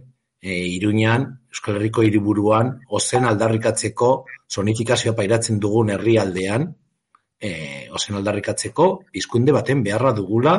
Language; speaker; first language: Basque; native; Basque